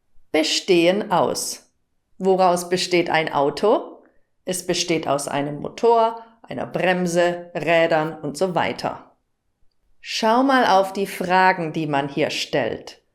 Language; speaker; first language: German; native; German